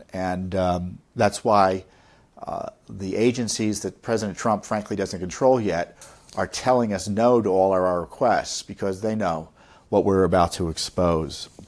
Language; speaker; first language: English; native; English